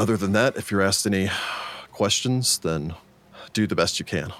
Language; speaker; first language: English; native; English